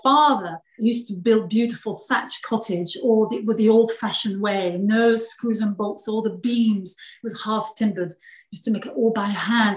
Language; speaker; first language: English; non-native, fluent; French